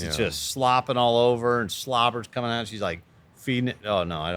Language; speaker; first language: English; native; English